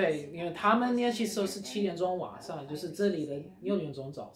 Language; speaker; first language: Chinese; early bilingual, heritage; Chinese